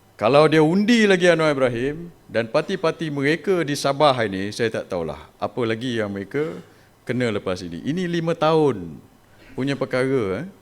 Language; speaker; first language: Malay; native; Malay